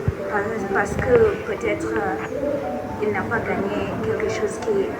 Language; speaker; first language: French; non-native, learner; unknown